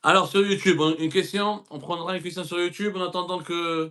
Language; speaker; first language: French; non-native, local second language; Arabic